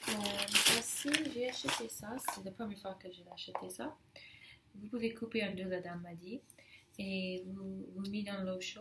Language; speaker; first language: French; non-native, learner; English